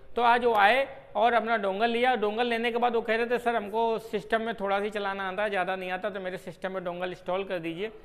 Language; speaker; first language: Hindi; native; Hindi